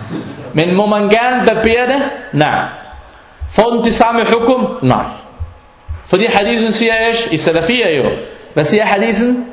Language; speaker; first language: Danish; non-native, fluent; Arabic